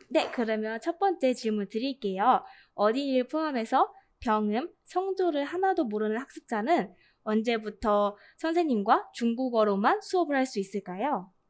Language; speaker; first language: Korean; native; Korean